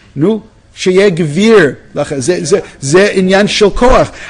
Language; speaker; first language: Hebrew; non-native, fluent; English